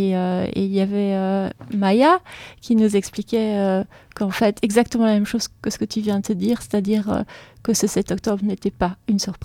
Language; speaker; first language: French; native; French